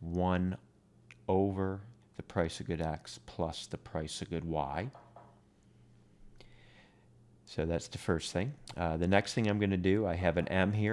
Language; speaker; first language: English; native; English